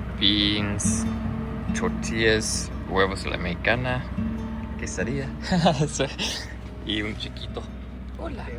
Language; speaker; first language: Spanish; non-native, learner; English